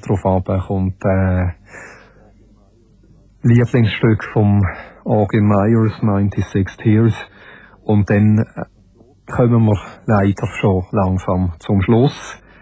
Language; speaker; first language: German; native; German